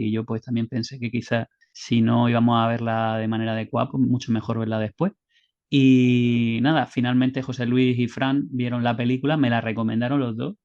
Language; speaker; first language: Spanish; native; Spanish